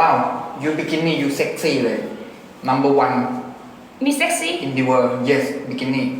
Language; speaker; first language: English; non-native, learner; Thai